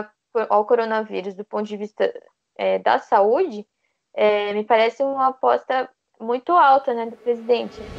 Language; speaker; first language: Portuguese; native; Portuguese